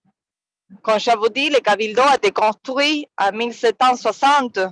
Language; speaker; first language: French; non-native, fluent; Spanish